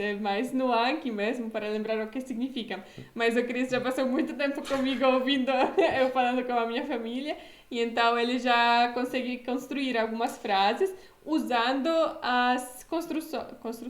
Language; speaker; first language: Portuguese; non-native, fluent; Polish